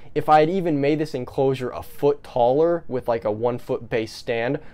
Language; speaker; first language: English; native; English